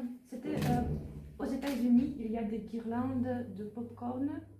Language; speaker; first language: French; non-native, learner; Ukrainian